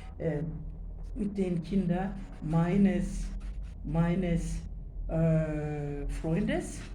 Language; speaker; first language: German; non-native, learner; Turkish